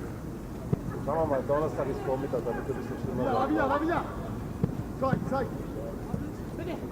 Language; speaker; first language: German; native; German